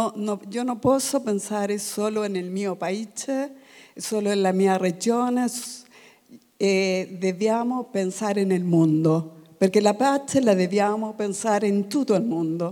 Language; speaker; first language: Italian; non-native, learner; Spanish